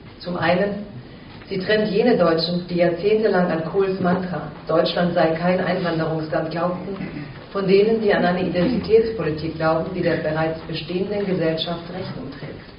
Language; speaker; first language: German; early bilingual, other home language; Croatian